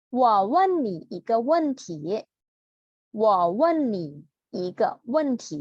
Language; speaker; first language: Chinese; non-native, fluent; Thai